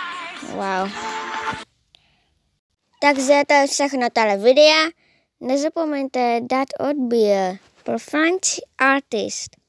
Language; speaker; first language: Czech; non-native, learner; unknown